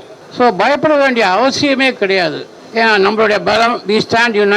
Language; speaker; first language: Tamil; native; Tamil